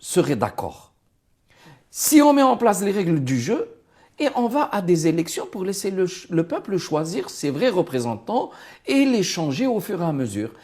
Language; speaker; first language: French; non-native, local second language; Arabic